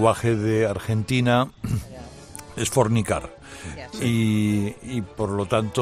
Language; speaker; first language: Spanish; native; Spanish